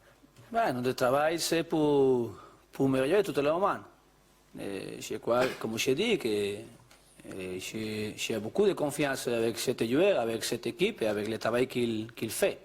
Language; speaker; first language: French; non-native, learner; Spanish